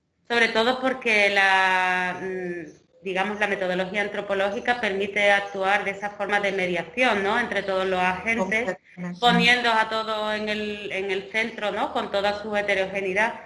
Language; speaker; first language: Spanish; native; Spanish